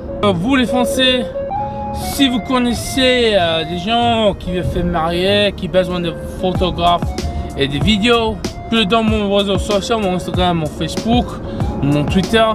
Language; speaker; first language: French; non-native, fluent; English